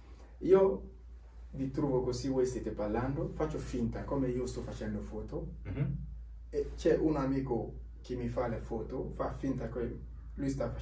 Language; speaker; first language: Italian; non-native, learner; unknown